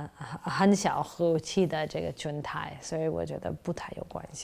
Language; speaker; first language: Chinese; non-native, fluent; English